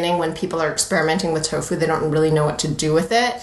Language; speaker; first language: English; native; English